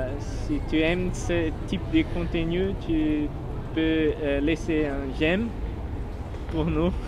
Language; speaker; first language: French; non-native, learner; Portuguese